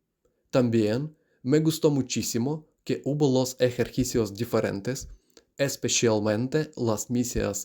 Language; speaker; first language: Spanish; non-native, learner; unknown